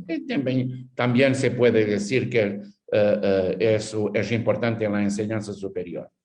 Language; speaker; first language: Spanish; non-native, fluent; Portuguese